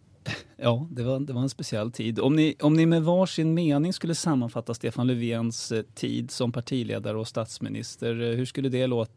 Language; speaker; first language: Swedish; native; Swedish